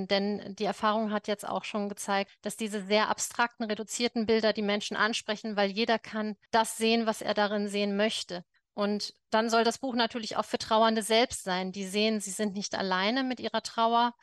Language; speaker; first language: German; native; German